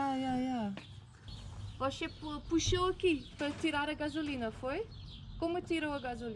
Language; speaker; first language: Portuguese; non-native, learner; Dutch